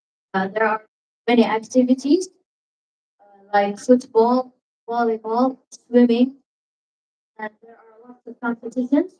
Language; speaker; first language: English; non-native, learner; Arabic